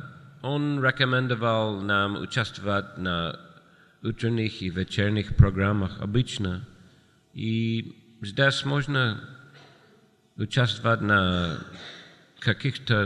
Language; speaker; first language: Russian; non-native, fluent; English